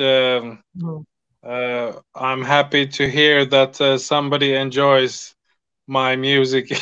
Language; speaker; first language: English; non-native, fluent; Swedish